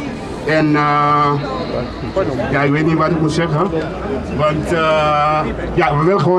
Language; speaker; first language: Dutch; non-native, learner; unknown